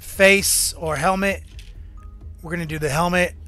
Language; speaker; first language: English; native; English